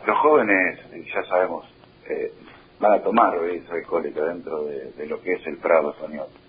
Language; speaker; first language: Spanish; native; Spanish